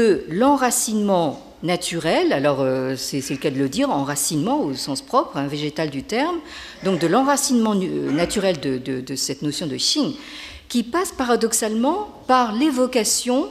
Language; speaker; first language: French; native; French